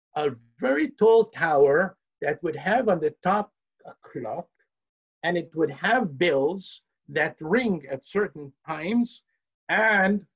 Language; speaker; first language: English; early bilingual, heritage; English